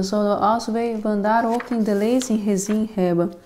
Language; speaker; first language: Dutch; non-native, fluent; Portuguese